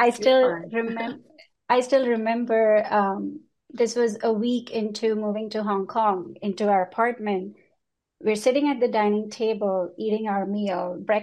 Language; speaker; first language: English; non-native, local second language; Hindi